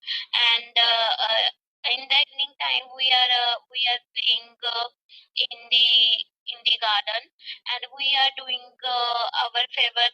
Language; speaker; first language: English; non-native, learner; Punjabi